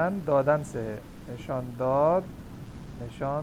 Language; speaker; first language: Persian; non-native, fluent; Urdu